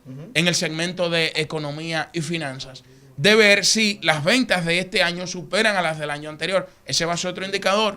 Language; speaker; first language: Spanish; native; Spanish